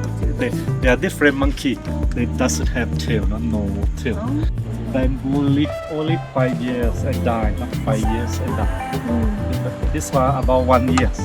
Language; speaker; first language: English; non-native, learner; Thai